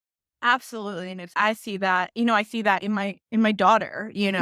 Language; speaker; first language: English; native; English